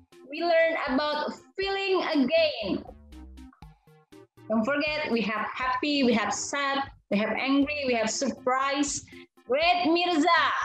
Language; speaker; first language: English; non-native, fluent; Indonesian